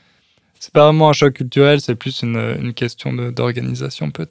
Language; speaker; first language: French; native; French